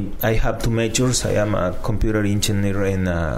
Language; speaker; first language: English; non-native, fluent; Spanish